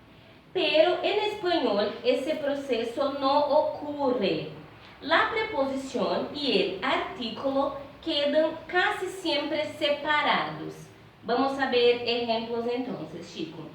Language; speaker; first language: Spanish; non-native, fluent; Portuguese